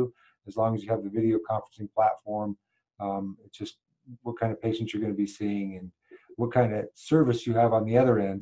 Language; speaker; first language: English; native; English